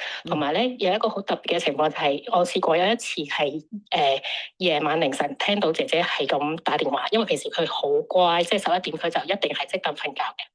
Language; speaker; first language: Cantonese; native; Cantonese